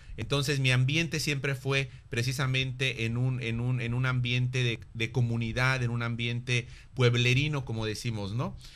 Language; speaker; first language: Spanish; native; Spanish